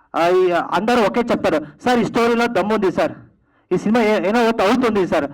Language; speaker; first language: Telugu; non-native, learner; Kannada